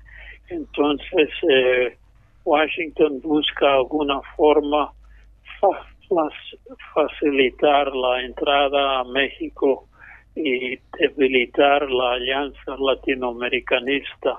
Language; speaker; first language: Spanish; non-native, fluent; English